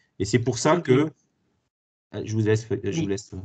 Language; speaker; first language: French; native; French